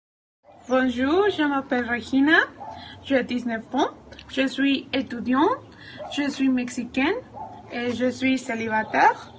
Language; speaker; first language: French; non-native, learner; Spanish